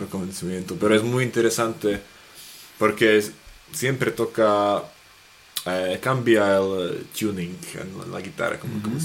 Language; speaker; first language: Spanish; non-native, fluent; Slovak